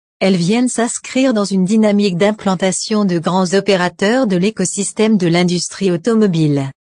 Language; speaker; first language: French; non-native, local second language; Arabic